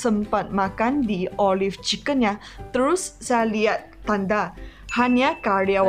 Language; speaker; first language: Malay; non-native, local second language; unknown